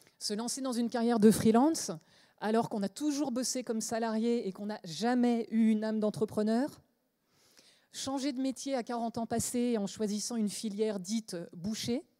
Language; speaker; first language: French; native; French